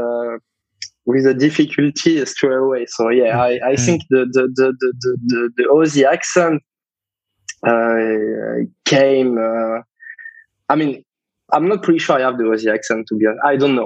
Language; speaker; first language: English; non-native, fluent; French